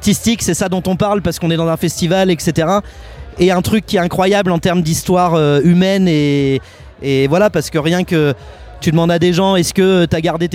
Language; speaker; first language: French; native; French